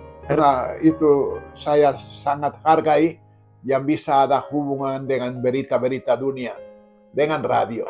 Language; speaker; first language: Indonesian; non-native, fluent; Spanish